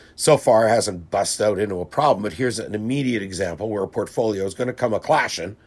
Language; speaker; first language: English; native; English